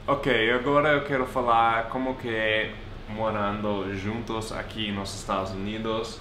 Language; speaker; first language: Portuguese; non-native, fluent; English